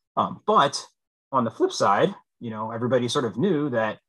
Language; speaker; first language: English; native; English